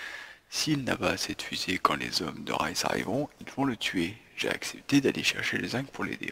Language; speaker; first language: French; native; French